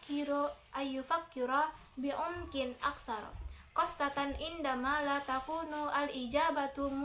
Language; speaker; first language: Arabic; non-native, learner; Indonesian